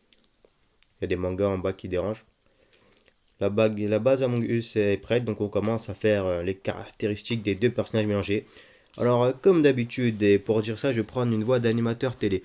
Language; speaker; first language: French; native; French